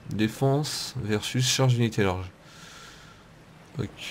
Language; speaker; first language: French; native; French